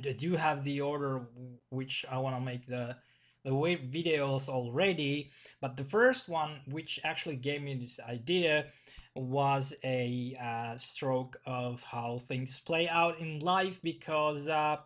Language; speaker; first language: English; non-native, fluent; Finnish